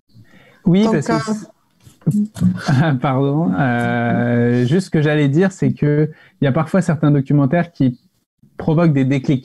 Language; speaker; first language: French; native; French